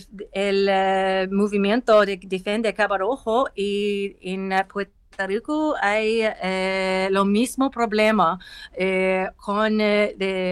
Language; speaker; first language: Spanish; non-native, learner; English